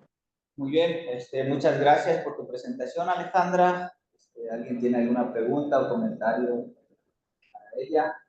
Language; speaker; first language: Spanish; native; Spanish